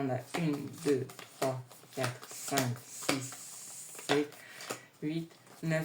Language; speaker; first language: French; native; French